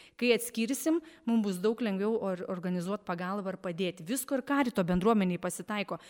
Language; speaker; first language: Lithuanian; native; Lithuanian